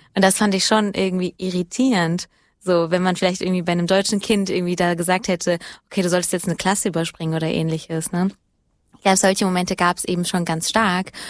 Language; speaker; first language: German; early bilingual, other home language; Italian